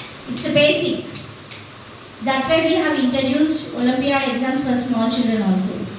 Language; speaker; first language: English; non-native, local second language; Telugu